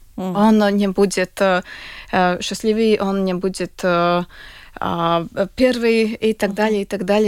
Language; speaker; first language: Russian; non-native, local second language; Latvian